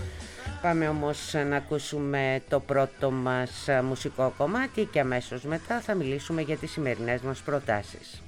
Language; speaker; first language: Greek; native; Greek